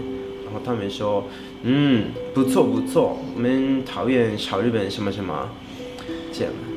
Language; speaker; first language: Chinese; non-native, learner; Japanese